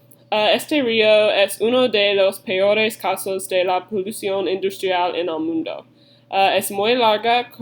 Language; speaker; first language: Spanish; non-native, learner; English